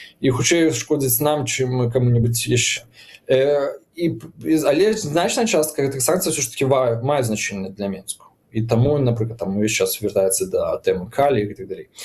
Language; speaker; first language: Belarusian; non-native, local second language; Russian